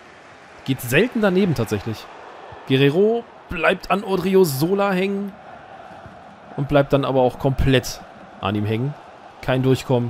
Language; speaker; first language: German; native; German